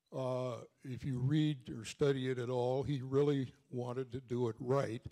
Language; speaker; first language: English; native; English